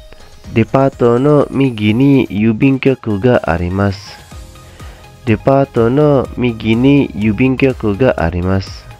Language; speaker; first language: Japanese; non-native, fluent; Indonesian